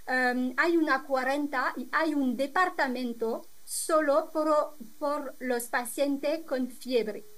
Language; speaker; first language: Spanish; non-native, fluent; French